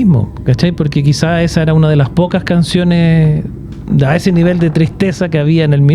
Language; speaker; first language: Spanish; native; Spanish